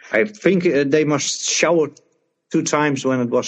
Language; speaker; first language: English; non-native, learner; Dutch